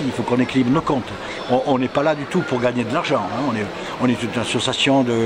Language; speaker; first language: French; native; French